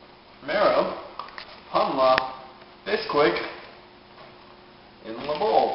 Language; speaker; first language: Spanish; non-native, learner; English